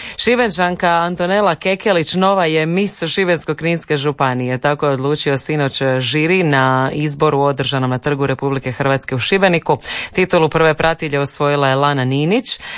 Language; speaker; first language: Serbian; native; Serbian